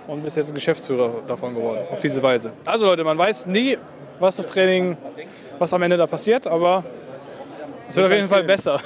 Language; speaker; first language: German; native; German